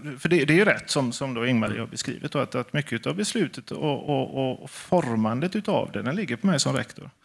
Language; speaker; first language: Swedish; native; Swedish